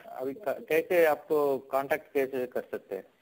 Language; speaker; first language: Hindi; non-native, local second language; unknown